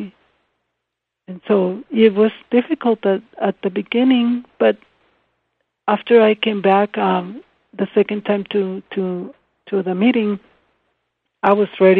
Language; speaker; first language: English; non-native, fluent; Spanish